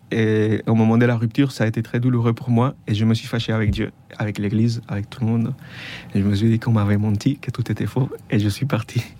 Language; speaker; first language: French; non-native, fluent; Spanish